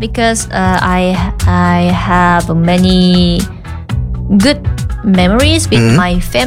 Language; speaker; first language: English; non-native, learner; Korean